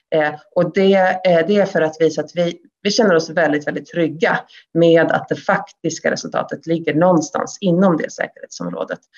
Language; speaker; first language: Swedish; native; Swedish